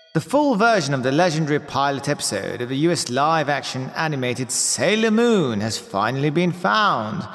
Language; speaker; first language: English; early bilingual, heritage; English